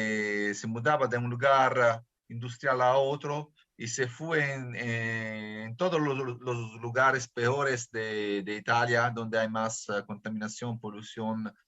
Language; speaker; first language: Spanish; non-native, fluent; Italian